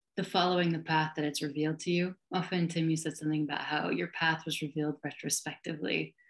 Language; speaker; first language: English; native; English